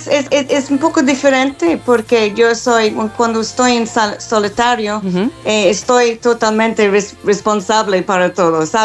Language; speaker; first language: Spanish; non-native, learner; English